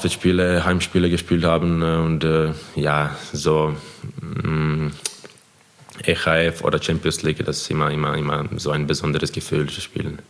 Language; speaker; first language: German; non-native, fluent; Croatian